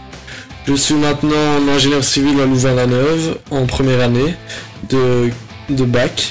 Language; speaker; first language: French; native; French